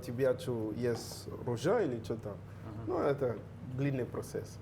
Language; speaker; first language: Russian; non-native, learner; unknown